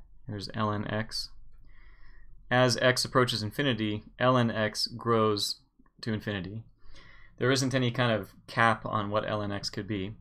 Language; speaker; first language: English; native; English